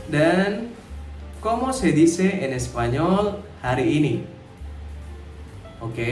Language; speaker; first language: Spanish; non-native, fluent; Indonesian